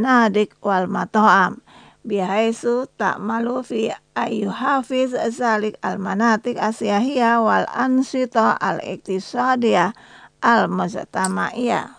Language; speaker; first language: Arabic; non-native, fluent; Indonesian